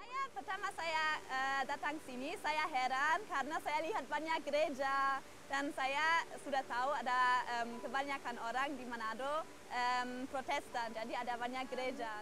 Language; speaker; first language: Indonesian; non-native, learner; German